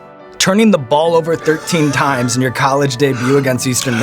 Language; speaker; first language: English; native; English